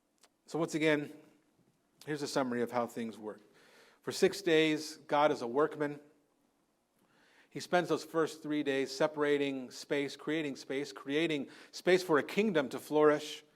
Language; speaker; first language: English; native; English